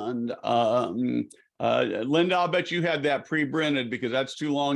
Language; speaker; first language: English; native; English